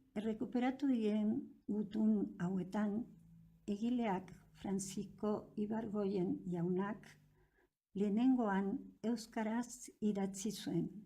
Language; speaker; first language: Basque; non-native, fluent; Spanish